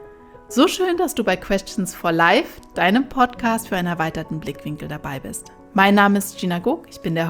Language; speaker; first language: German; native; German